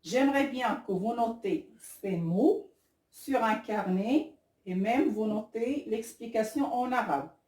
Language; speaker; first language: French; non-native, local second language; Arabic